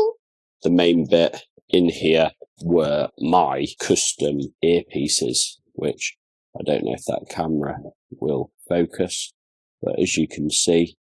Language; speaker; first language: English; native; English